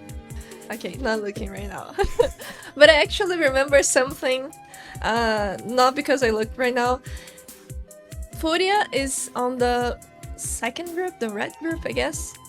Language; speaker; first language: English; non-native, fluent; Portuguese